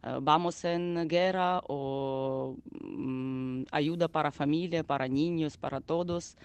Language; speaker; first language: Spanish; non-native, learner; Ukrainian